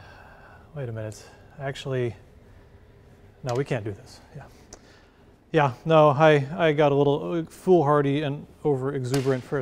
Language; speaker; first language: English; native; English